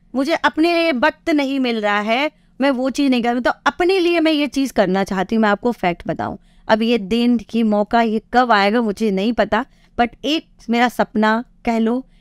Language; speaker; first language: Hindi; native; Hindi